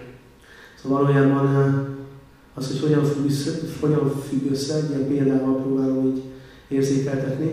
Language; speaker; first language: Hungarian; native; Hungarian